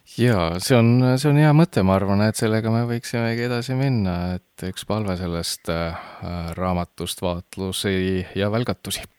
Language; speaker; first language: Estonian; native; Estonian